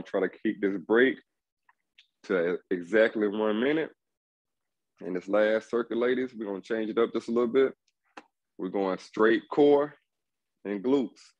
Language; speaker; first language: English; native; English